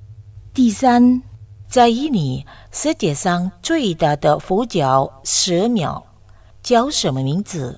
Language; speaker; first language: Chinese; non-native, fluent; Indonesian